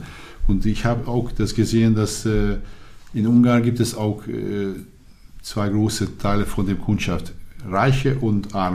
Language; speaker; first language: German; non-native, learner; Hungarian